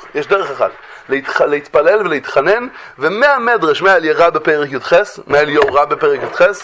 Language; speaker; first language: Hebrew; native; Hebrew